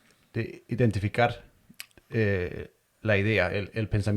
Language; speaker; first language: Spanish; non-native, fluent; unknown